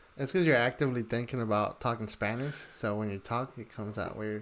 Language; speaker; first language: English; early bilingual, other home language; Spanish